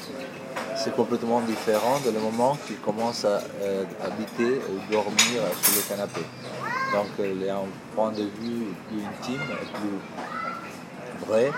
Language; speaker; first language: French; non-native, fluent; Italian